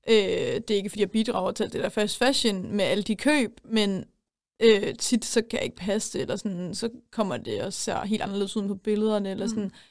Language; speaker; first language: Danish; native; Danish